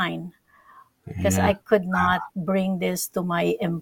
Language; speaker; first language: English; non-native, local second language; Filipino